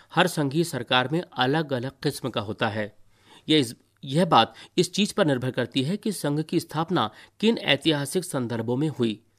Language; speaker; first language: Hindi; native; Hindi